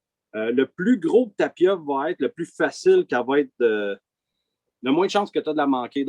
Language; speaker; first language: French; native; French